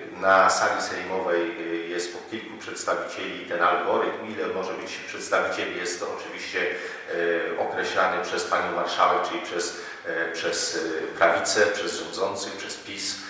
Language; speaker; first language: Polish; native; Polish